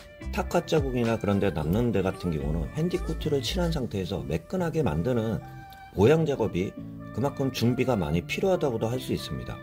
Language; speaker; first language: Korean; native; Korean